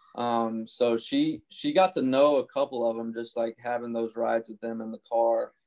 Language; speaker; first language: English; native; English